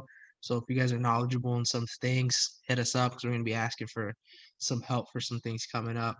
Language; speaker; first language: English; native; English